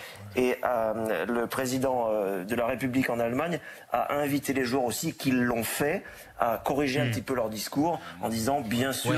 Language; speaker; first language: French; native; French